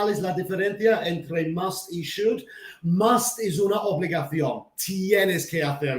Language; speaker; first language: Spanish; non-native, fluent; English